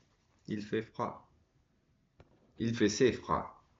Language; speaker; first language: French; non-native, learner; Spanish